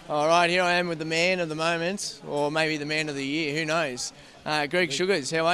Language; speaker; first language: English; native; English